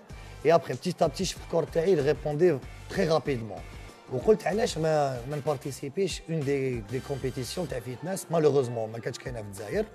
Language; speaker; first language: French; non-native, local second language; Arabic